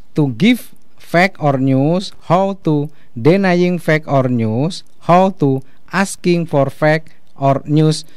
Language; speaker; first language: English; non-native, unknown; Indonesian